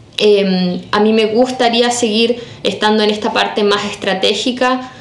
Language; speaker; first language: Spanish; native; Spanish